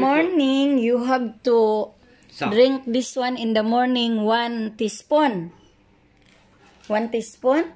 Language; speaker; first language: English; non-native, learner; Filipino